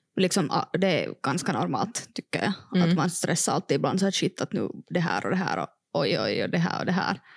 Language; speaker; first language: Swedish; non-native, local second language; Finnish